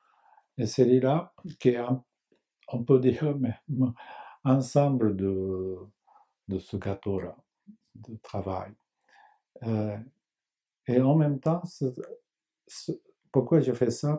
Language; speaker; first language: French; non-native, learner; Japanese